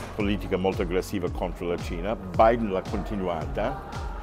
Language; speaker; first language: Italian; non-native, fluent; English